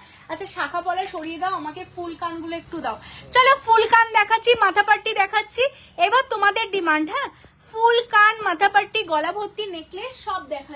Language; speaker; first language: Bangla; native; Bangla